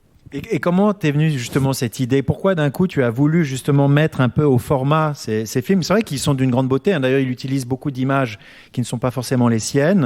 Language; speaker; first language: French; native; French